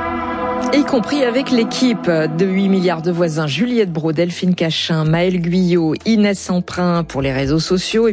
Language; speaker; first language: French; native; French